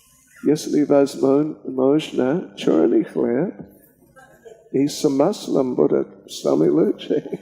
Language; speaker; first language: Russian; non-native, learner; English